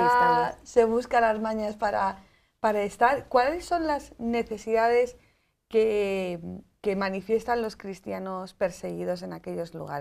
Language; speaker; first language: Spanish; native; Spanish